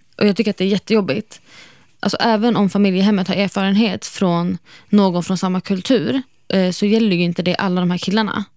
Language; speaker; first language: Swedish; non-native, fluent; Arabic